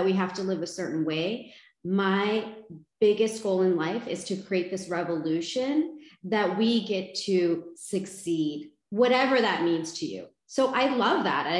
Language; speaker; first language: English; native; English